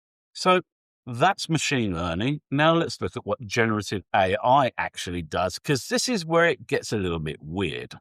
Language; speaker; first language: English; native; English